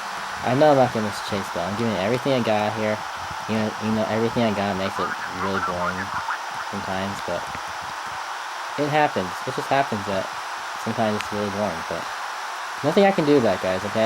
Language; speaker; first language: English; native; English